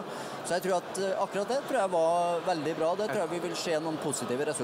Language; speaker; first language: Norwegian; native; Norwegian